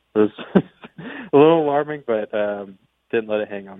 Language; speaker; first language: English; native; English